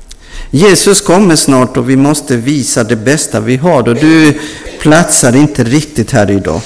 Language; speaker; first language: Swedish; non-native, fluent; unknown